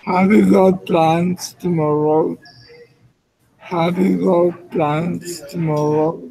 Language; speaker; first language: English; non-native, learner; Spanish